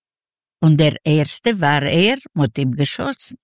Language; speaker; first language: German; non-native, learner; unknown